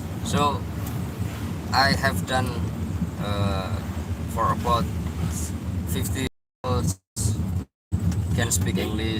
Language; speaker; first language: English; non-native, learner; Indonesian